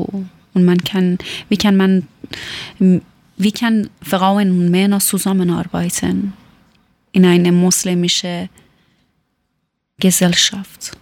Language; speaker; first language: German; non-native, learner; Persian